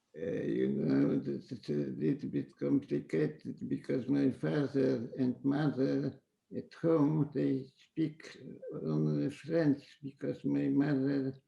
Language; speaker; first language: English; non-native, fluent; Polish